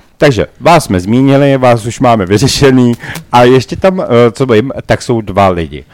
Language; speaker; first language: Czech; native; Czech